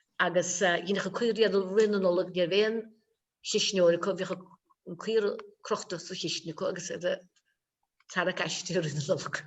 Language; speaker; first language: Irish; native; Irish